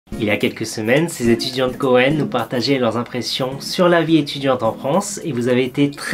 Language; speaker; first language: French; native; French